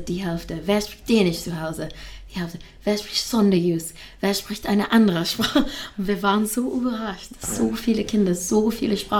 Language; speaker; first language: German; non-native, fluent; English